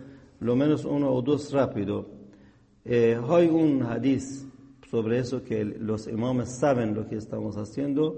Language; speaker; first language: Spanish; non-native, fluent; Persian